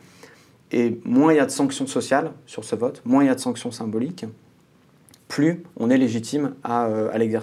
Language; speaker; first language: French; native; French